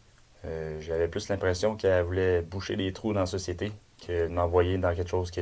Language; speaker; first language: French; native; French